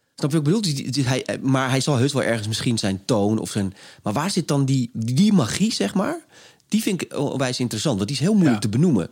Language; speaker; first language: Dutch; native; Dutch